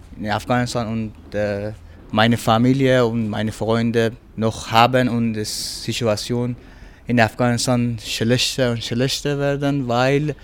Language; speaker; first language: German; non-native, learner; Persian